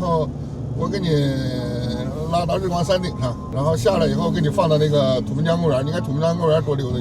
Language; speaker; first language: Chinese; native; Chinese